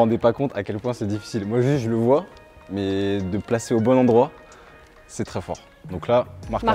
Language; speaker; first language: French; native; French